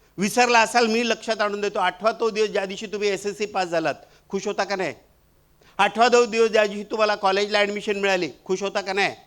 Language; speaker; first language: Marathi; non-native, local second language; Marwari